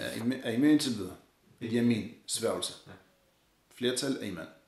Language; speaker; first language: Danish; early bilingual, other home language; Arabic